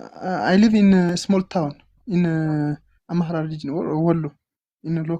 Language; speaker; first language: English; non-native, local second language; Amharic